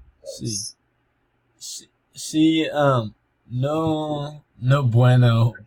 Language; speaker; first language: Spanish; non-native, learner; English